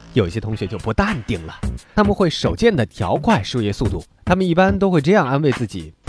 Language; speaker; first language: Chinese; native; Chinese